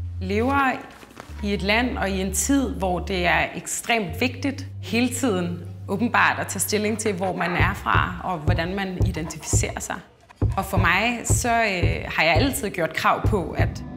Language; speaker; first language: Danish; early bilingual, other home language; Arabic